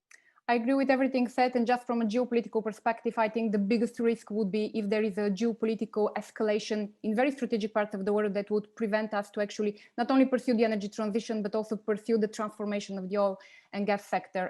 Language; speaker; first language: English; non-native, fluent; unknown